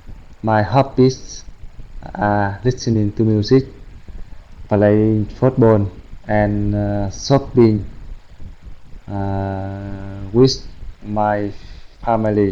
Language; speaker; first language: English; non-native, learner; Vietnamese